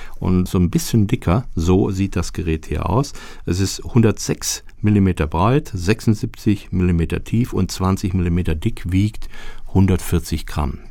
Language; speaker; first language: German; native; German